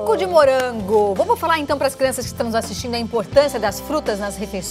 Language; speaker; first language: Portuguese; native; Portuguese